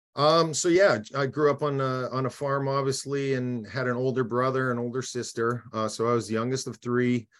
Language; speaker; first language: English; native; English